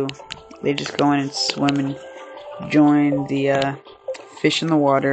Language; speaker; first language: English; native; English